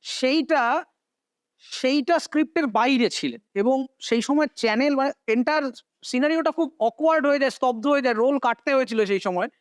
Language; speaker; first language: Bangla; native; Bangla